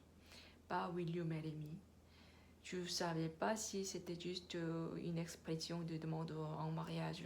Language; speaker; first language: French; non-native, learner; Korean